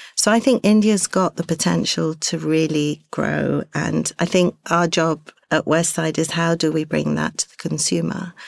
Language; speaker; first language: English; early bilingual, other home language; Hindi